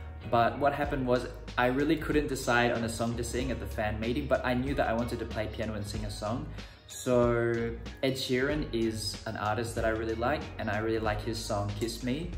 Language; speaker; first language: English; native; English